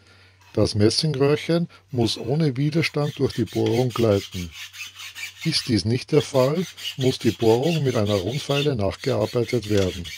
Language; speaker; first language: German; native; German